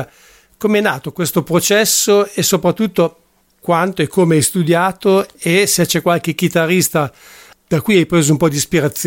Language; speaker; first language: Italian; native; Italian